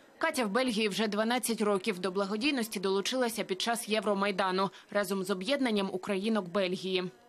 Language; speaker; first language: Ukrainian; native; Ukrainian